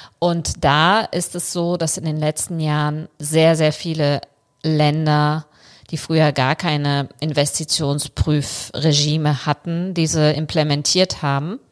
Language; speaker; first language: German; early bilingual, other home language; Bulgarian